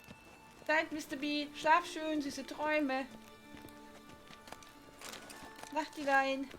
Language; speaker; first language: German; native; German